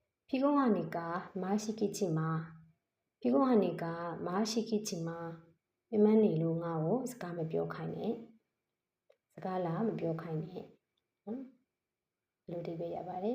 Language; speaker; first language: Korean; non-native, fluent; Burmese